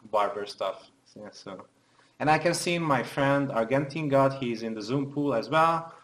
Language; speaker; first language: English; non-native, fluent; Hungarian